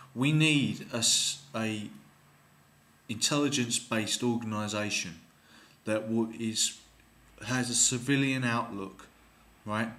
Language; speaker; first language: English; native; English